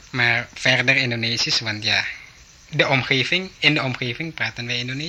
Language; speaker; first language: Dutch; early bilingual, heritage; Dutch